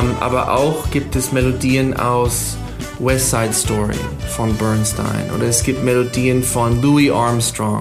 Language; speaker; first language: German; non-native, fluent; English